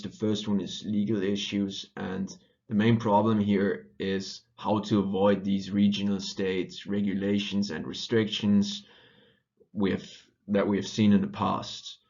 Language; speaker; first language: English; non-native, fluent; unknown